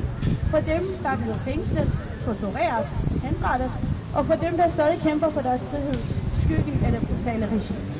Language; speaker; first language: Danish; non-native, fluent; Persian